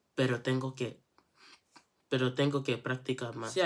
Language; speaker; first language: English; native; English